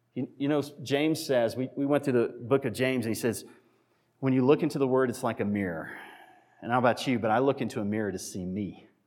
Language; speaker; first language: English; native; English